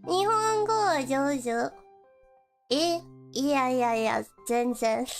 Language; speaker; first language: Japanese; non-native, learner; English